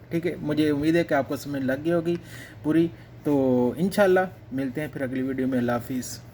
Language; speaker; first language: Urdu; non-native, local second language; Punjabi